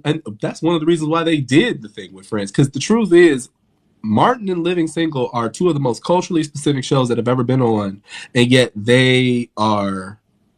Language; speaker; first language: English; native; English